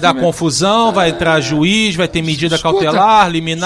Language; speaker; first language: Portuguese; native; Portuguese